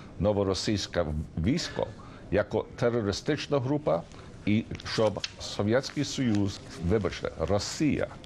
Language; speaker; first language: Ukrainian; early bilingual, heritage; Ukrainian